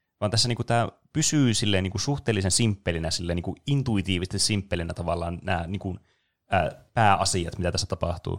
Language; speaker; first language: Finnish; native; Finnish